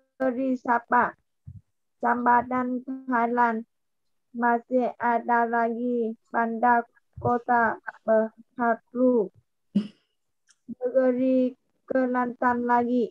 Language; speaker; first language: Indonesian; non-native, learner; Vietnamese